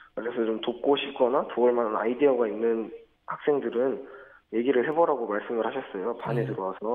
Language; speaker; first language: Korean; native; Korean